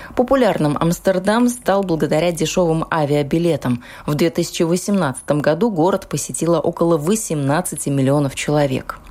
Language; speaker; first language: Russian; native; Russian